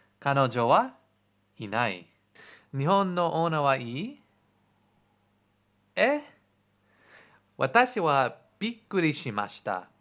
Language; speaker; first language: Japanese; non-native, learner; English